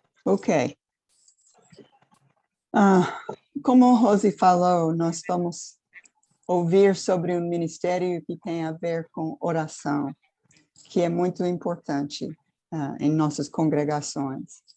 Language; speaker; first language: Portuguese; non-native, fluent; English